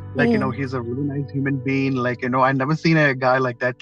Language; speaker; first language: English; non-native, local second language; Malayalam